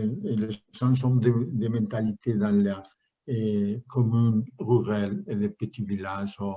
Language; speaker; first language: French; non-native, learner; Spanish